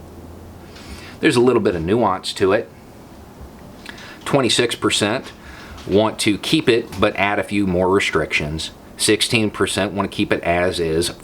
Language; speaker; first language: English; native; English